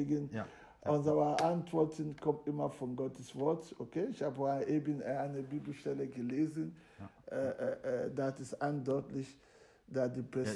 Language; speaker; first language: German; non-native, fluent; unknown